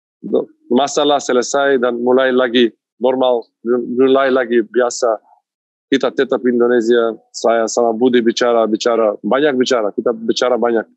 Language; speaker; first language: Indonesian; non-native, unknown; Macedonian